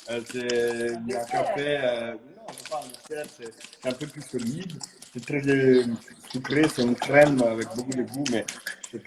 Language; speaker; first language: French; non-native, fluent; Italian